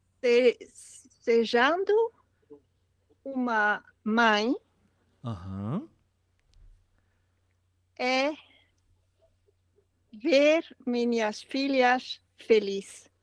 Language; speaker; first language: Portuguese; non-native, learner; Dutch